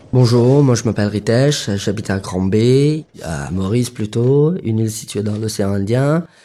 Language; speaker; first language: French; non-native, local second language; Morisyen